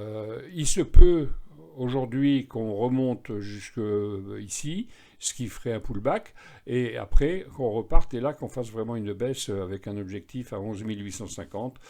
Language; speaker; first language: French; native; French